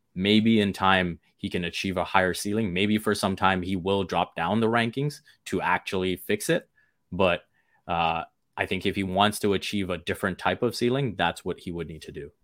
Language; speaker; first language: English; early bilingual, other home language; Hindi